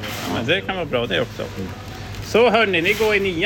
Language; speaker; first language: Swedish; native; Swedish